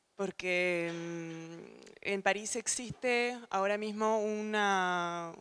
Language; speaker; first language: Spanish; native; Spanish